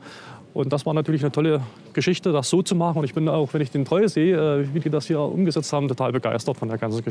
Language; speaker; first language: German; native; German